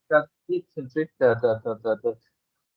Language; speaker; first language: English; non-native, learner; Vietnamese